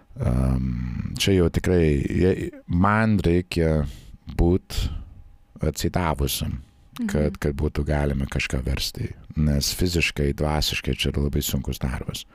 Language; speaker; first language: Lithuanian; non-native, fluent; English